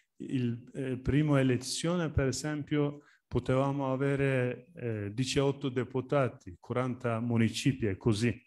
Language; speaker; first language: Italian; non-native, learner; Turkish